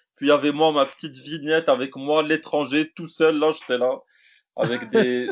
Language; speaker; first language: French; native; French